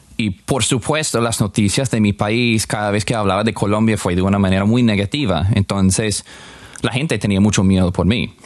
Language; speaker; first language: Spanish; non-native, fluent; English